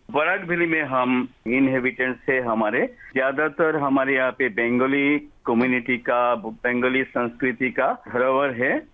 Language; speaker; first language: Hindi; non-native, local second language; Bangla